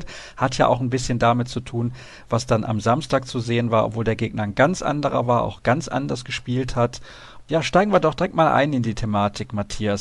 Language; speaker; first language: German; native; German